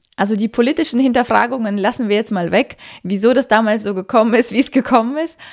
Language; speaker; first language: German; early bilingual, other home language; Russian